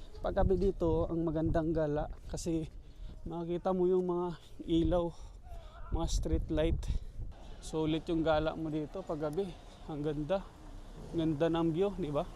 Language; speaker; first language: Filipino; native; Filipino